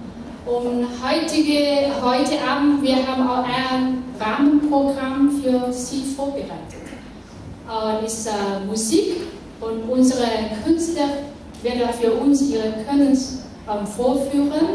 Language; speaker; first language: German; non-native, learner; Chinese